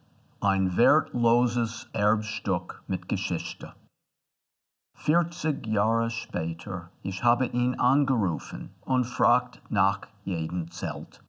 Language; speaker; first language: German; non-native, fluent; English